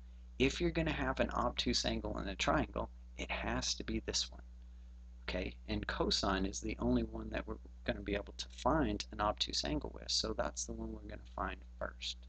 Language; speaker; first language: English; native; English